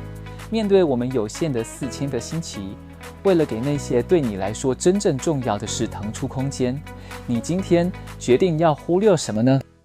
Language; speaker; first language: Chinese; native; Chinese